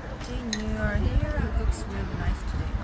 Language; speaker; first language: English; non-native, learner; Korean